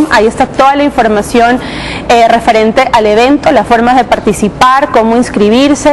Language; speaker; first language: Spanish; native; Spanish